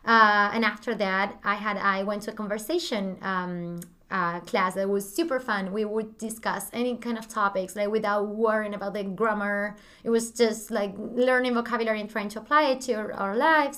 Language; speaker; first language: English; non-native, fluent; Spanish